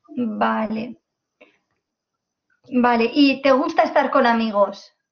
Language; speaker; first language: Spanish; native; Spanish